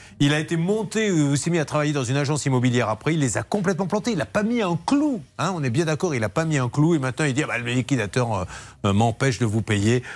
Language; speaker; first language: French; native; French